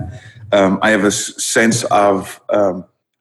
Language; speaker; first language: English; non-native, local second language; Dutch